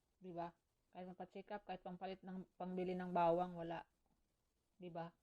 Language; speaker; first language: Filipino; non-native, local second language; Cebuano